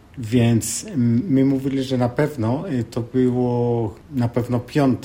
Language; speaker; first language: Polish; non-native, fluent; Spanish